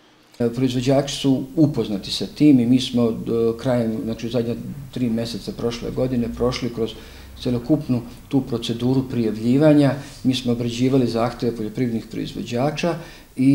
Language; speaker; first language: Serbian; native; Serbian